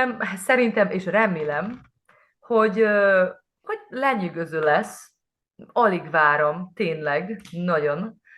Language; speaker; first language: Hungarian; non-native, learner; Polish